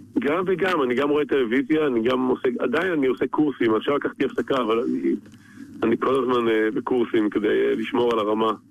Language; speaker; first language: Hebrew; native; Hebrew